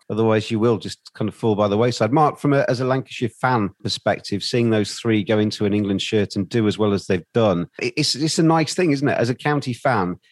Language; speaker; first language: English; native; English